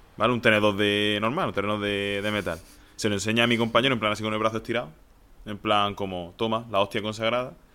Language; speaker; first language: Spanish; native; Spanish